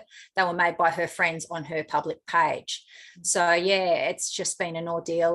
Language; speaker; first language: English; native; English